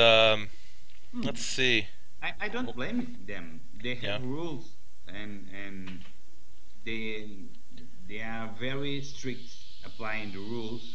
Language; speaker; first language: English; non-native, learner; Portuguese